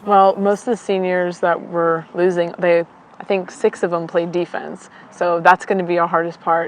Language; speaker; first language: English; native; English